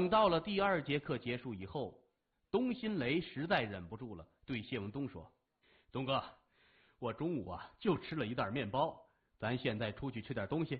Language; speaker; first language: Chinese; native; Chinese